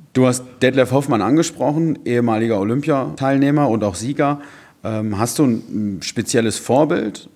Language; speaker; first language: German; native; German